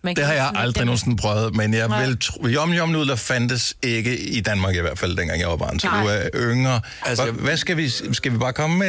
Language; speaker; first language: Danish; native; Danish